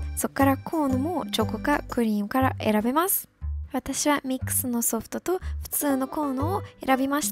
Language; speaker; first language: Japanese; non-native, fluent; English